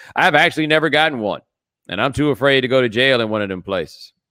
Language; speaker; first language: English; native; English